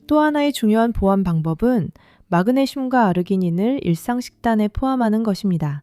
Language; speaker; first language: Korean; native; Korean